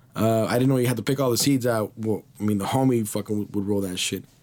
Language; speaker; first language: English; early bilingual, other home language; Spanish